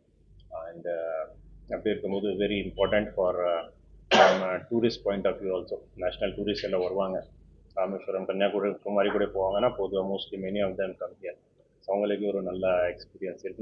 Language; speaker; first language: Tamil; non-native, fluent; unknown